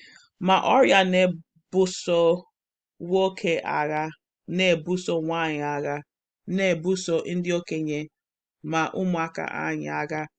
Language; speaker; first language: Igbo; non-native, learner; English